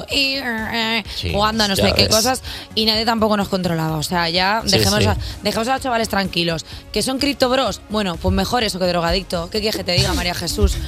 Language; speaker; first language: Spanish; native; Spanish